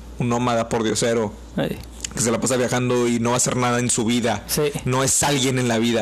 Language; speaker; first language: Spanish; native; Spanish